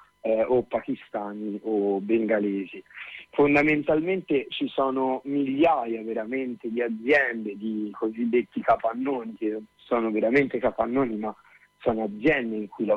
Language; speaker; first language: Italian; native; Italian